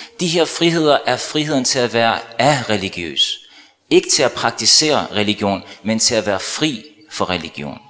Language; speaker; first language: Danish; early bilingual, other home language; Arabic